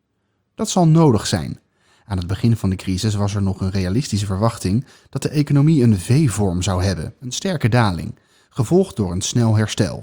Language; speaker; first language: Dutch; native; Dutch